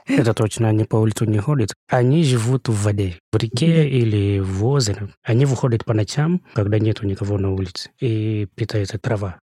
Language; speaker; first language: Russian; non-native, fluent; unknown